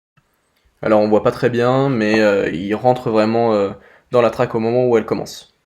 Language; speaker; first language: French; native; French